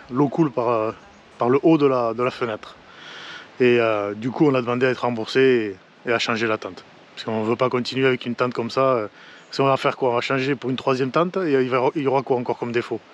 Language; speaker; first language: French; native; French